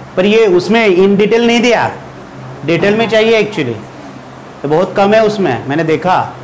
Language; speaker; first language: Hindi; non-native, local second language; Marathi